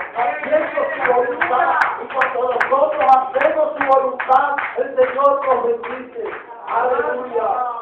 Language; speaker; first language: Spanish; native; Spanish